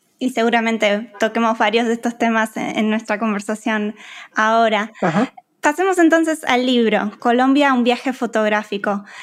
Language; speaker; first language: Spanish; native; Spanish